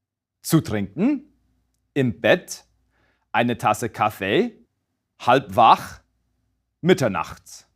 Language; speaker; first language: German; non-native, fluent; English